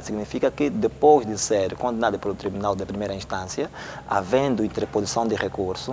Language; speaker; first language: Portuguese; native; Portuguese